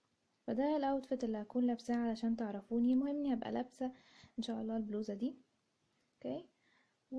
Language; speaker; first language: Arabic; native; Arabic